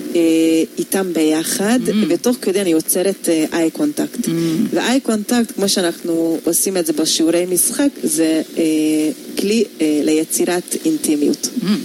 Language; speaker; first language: Hebrew; non-native, fluent; Hungarian